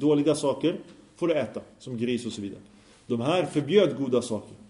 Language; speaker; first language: Swedish; early bilingual, other home language; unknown